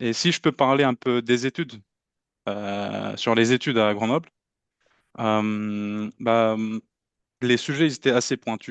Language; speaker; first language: French; non-native, fluent; Turkish